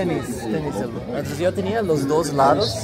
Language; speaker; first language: Spanish; non-native, learner; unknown